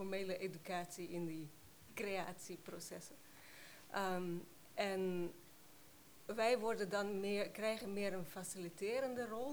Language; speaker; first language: Dutch; non-native, fluent; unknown